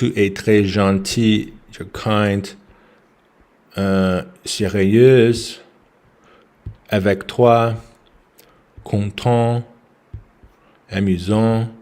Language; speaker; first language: French; non-native, learner; English